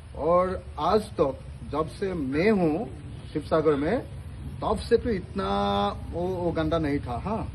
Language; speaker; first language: Hindi; non-native, local second language; Assamese